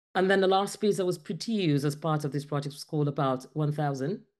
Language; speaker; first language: English; non-native, local second language; Ibibio